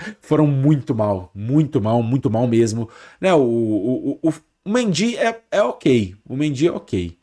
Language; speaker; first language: Portuguese; native; Portuguese